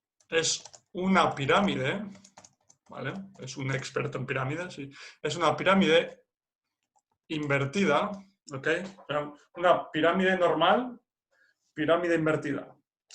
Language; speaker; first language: Spanish; non-native, fluent; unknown